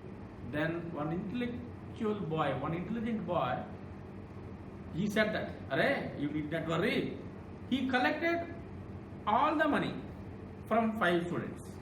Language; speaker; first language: English; non-native, local second language; Telugu